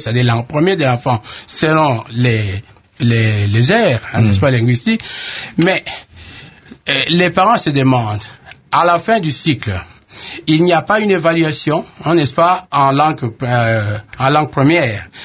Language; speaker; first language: French; non-native, local second language; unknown